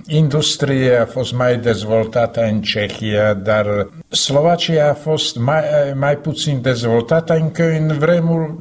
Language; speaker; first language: Romanian; non-native, fluent; Slovak